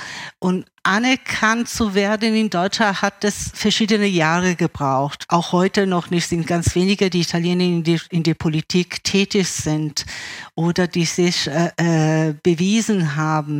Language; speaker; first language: German; early bilingual, other home language; Italian